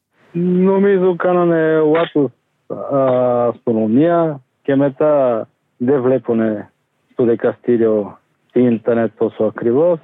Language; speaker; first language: Greek; non-native, learner; Bulgarian